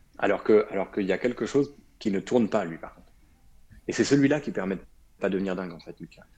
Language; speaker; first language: French; early bilingual, other home language; Arabic